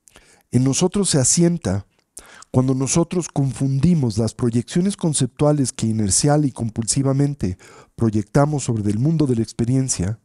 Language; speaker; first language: Spanish; native; Spanish